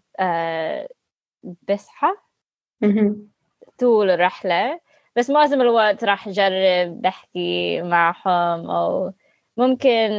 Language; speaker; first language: Arabic; non-native, learner; English